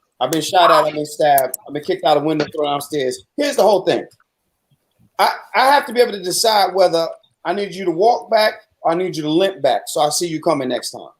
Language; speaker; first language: English; native; English